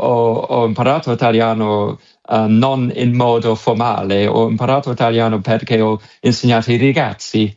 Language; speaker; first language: Italian; non-native, learner; English